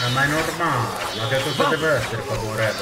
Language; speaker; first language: Italian; native; Italian